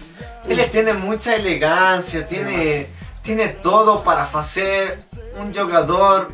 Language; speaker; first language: Spanish; non-native, learner; Portuguese